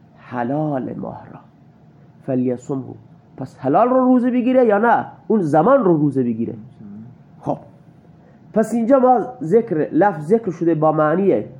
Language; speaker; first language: Persian; non-native, local second language; Baluchi